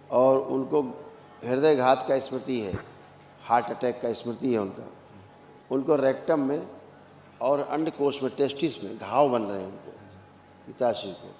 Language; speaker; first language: Hindi; native; Hindi